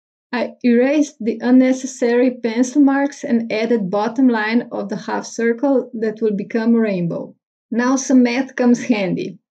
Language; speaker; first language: English; non-native, fluent; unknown